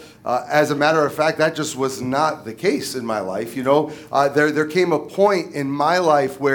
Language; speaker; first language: English; native; English